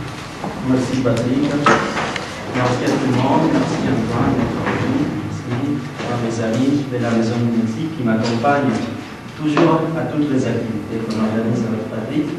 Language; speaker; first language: French; non-native, fluent; Spanish